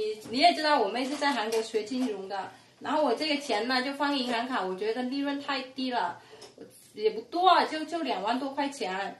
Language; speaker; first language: Chinese; non-native, fluent; Vietnamese